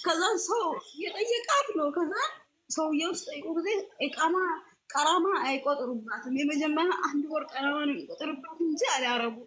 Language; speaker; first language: Amharic; non-native, local second language; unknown